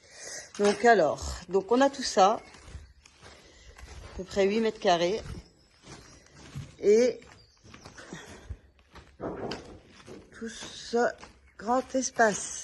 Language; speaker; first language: French; native; French